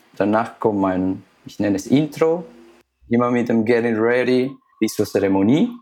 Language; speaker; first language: German; non-native, fluent; Spanish